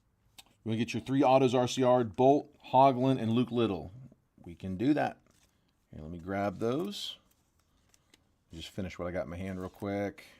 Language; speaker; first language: English; native; English